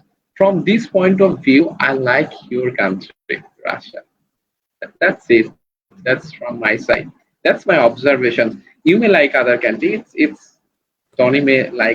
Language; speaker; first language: English; non-native, learner; Bangla